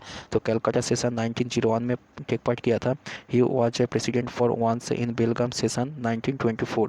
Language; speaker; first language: Hindi; native; Hindi